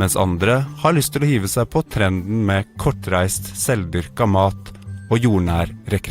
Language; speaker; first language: Norwegian; native; Norwegian